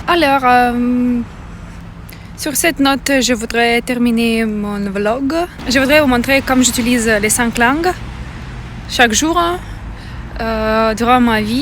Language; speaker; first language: French; non-native, learner; Russian